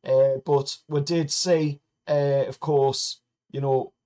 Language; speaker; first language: English; native; English